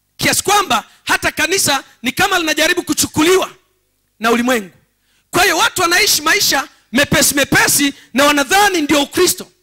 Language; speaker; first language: Swahili; native; Swahili